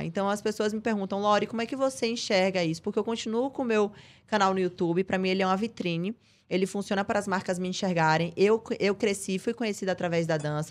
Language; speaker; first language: Portuguese; native; Portuguese